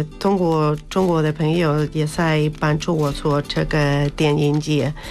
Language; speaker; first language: Chinese; non-native, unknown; Spanish